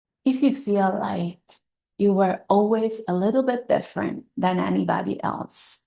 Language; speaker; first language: English; non-native, fluent; Italian